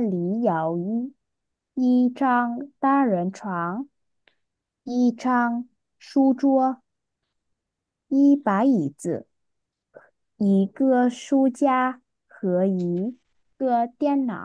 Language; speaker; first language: Chinese; non-native, learner; Vietnamese